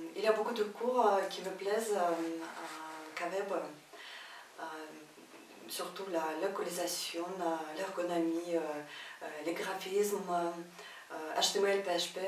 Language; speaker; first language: French; non-native, fluent; Russian